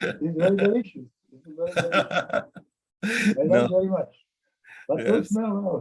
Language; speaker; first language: English; non-native, learner; Czech